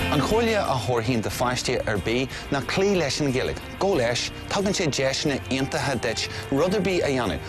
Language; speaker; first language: Irish; non-native, local second language; English